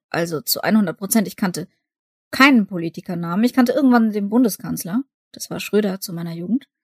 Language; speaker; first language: German; early bilingual, other home language; Russian